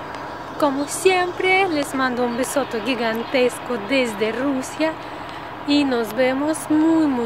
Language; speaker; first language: Spanish; non-native, learner; Russian